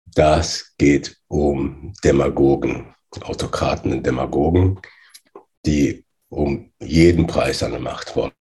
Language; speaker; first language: German; non-native, fluent; English